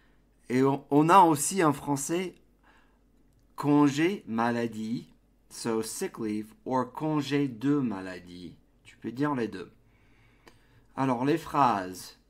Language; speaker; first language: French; non-native, fluent; English